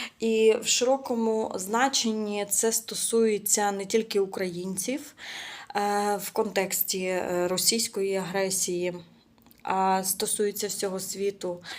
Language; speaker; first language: Ukrainian; native; Ukrainian